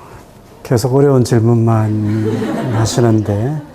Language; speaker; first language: Korean; native; Korean